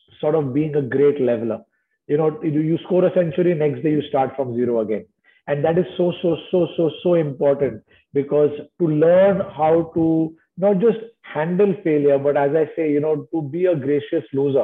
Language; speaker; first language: English; non-native, local second language; Marathi